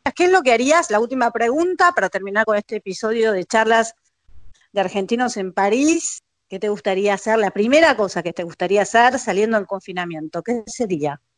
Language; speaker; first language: Spanish; native; Spanish